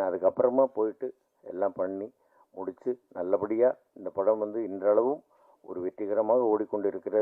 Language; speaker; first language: Tamil; native; Tamil